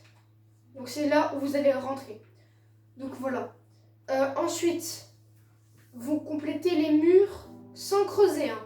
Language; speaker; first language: French; native; French